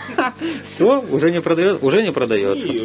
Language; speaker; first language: Russian; native; Russian